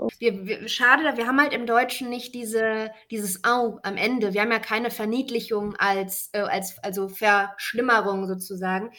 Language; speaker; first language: German; native; German